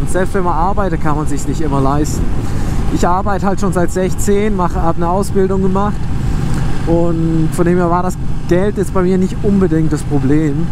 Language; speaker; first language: German; native; German